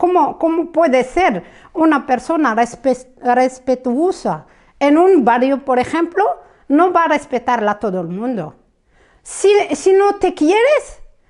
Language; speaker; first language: Spanish; non-native, fluent; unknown